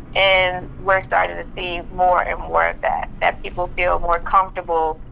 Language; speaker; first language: English; native; English